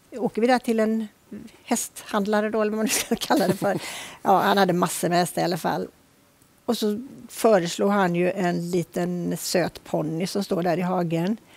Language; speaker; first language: Swedish; native; Swedish